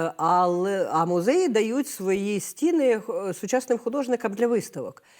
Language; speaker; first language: Ukrainian; native; Ukrainian